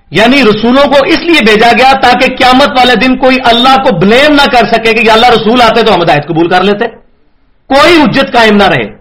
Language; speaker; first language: Urdu; non-native, local second language; Punjabi